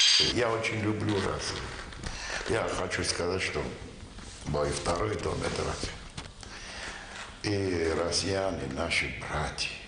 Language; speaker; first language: Russian; non-native, local second language; Armenian